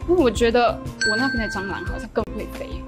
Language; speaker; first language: Chinese; non-native, fluent; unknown